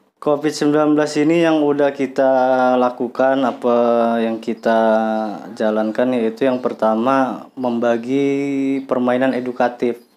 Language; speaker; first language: Indonesian; native; Indonesian